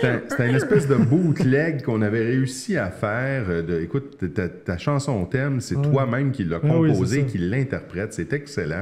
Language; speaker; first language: French; native; French